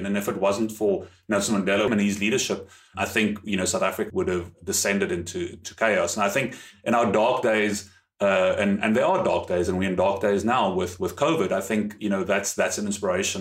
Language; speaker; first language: English; non-native, local second language; German